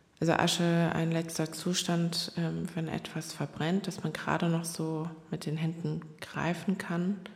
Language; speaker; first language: German; non-native, fluent; Korean